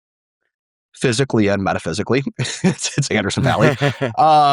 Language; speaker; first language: English; native; English